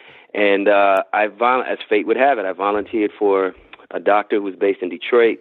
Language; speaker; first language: English; native; English